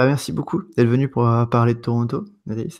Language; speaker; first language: French; native; French